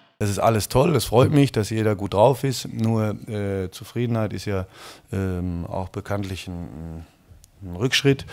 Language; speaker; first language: German; native; German